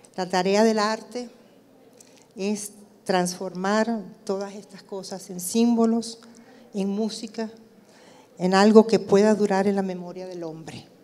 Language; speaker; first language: Spanish; native; Spanish